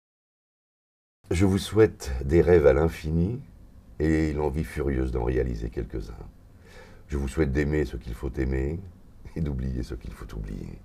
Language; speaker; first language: French; native; French